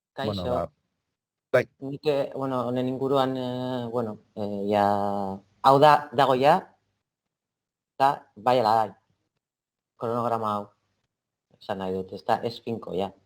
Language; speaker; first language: Basque; non-native, local second language; Spanish